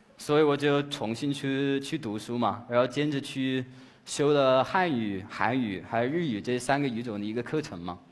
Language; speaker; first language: Chinese; non-native, fluent; English